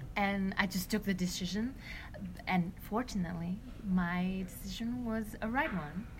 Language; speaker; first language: English; non-native, fluent; Vietnamese